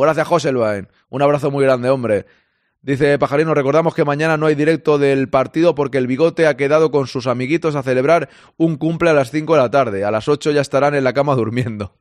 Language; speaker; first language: Spanish; native; Spanish